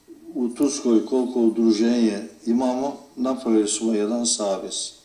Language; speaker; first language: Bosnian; early bilingual, heritage; Turkish